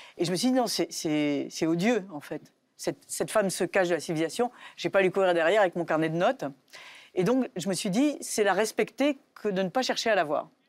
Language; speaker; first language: French; native; French